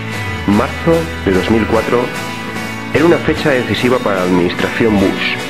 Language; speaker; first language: Spanish; native; Spanish